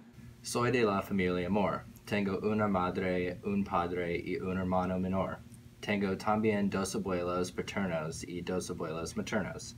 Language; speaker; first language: Spanish; non-native, learner; English